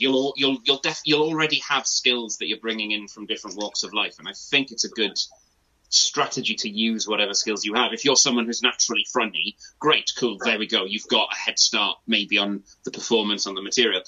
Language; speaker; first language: English; non-native, local second language; Welsh